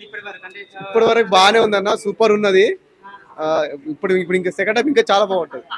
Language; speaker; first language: Telugu; native; Telugu